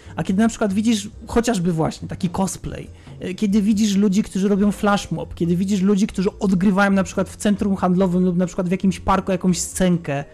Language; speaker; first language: Polish; native; Polish